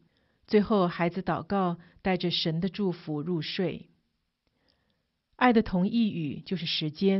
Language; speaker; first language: Chinese; native; Chinese